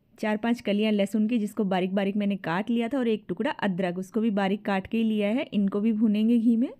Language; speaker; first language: Hindi; native; Hindi